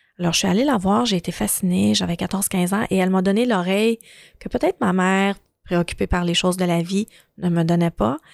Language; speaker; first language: French; early bilingual, other home language; Arabic